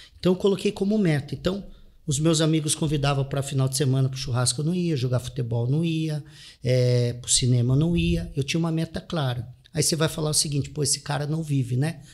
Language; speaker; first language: Portuguese; native; Portuguese